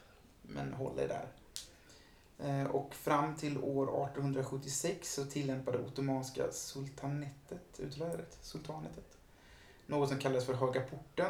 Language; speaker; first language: Swedish; native; Swedish